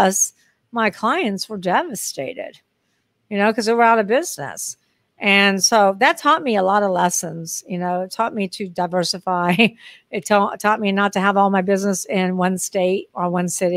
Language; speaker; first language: English; native; English